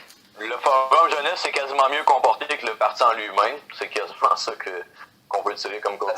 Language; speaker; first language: French; native; French